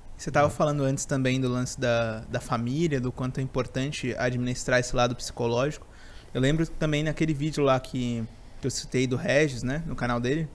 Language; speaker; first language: Portuguese; native; Portuguese